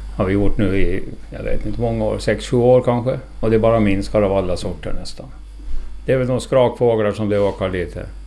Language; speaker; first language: Swedish; native; Swedish